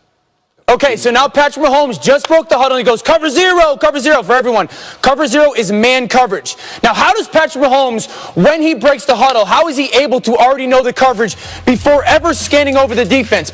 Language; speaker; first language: English; native; English